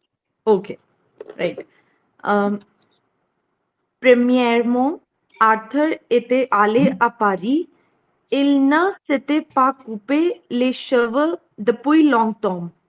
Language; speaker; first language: French; non-native, learner; Hindi